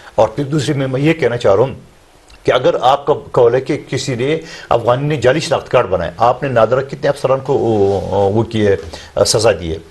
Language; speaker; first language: Urdu; non-native, local second language; Pashto